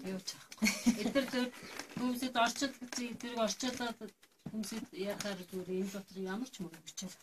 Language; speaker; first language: Mongolian; non-native, local second language; Kazakh